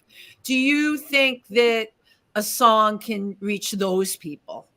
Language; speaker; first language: English; native; English